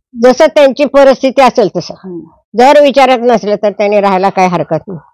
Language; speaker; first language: Marathi; native; Marathi